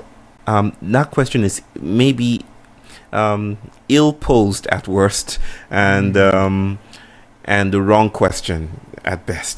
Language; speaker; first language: English; non-native, local second language; Yoruba